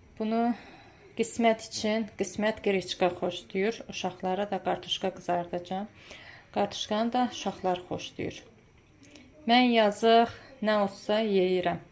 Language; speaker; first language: Azerbaijani; early bilingual, heritage; Azerbaijani